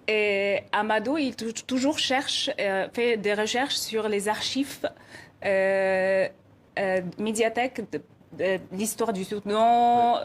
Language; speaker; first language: French; non-native, fluent; Arabic